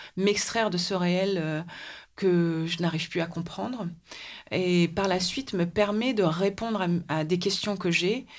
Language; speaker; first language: French; native; French